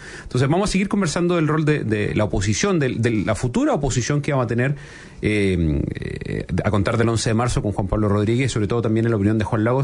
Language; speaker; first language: Spanish; native; Spanish